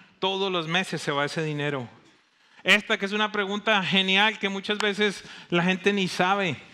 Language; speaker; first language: Spanish; native; Spanish